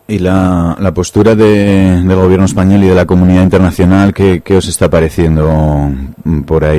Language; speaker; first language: Spanish; native; Spanish